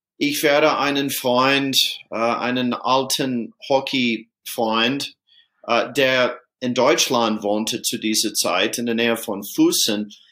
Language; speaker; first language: German; non-native, fluent; English